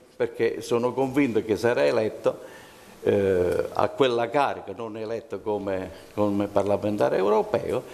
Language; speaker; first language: Italian; native; Italian